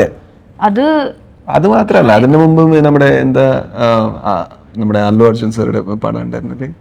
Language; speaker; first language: Malayalam; non-native, learner; Kannada